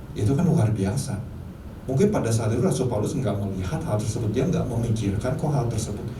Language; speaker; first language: Indonesian; native; Indonesian